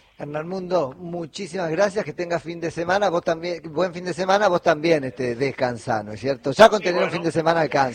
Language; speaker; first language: Spanish; native; Spanish